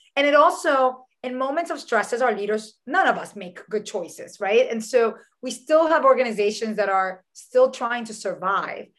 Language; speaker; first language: English; early bilingual, other home language; Spanish